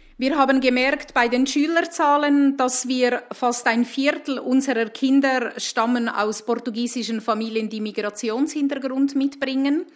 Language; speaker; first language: German; native; German